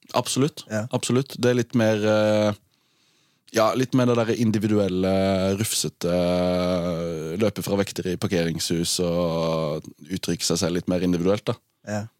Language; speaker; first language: Norwegian; native; Norwegian